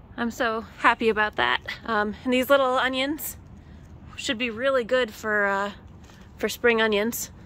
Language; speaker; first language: English; native; English